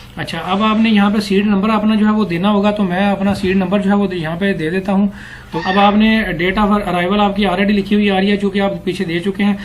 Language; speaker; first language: Urdu; non-native, local second language; Punjabi